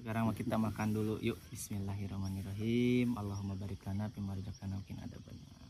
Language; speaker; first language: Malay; non-native, local second language; Sundanese